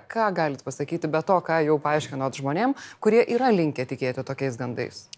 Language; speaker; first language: Lithuanian; native; Lithuanian